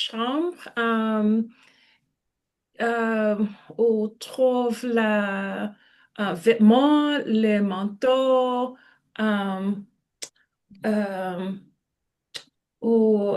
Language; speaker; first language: French; non-native, learner; English